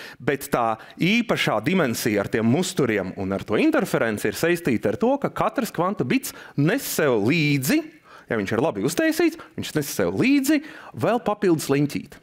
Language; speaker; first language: Latvian; non-native, local second language; Russian